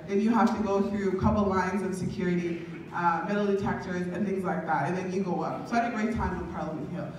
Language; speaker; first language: English; native; English